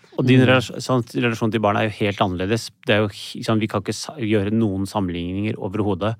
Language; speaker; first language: Norwegian; early bilingual, other home language; Urdu